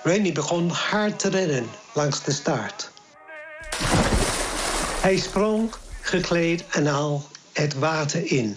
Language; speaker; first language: Dutch; non-native, fluent; English